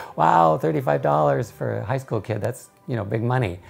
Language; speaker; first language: English; native; English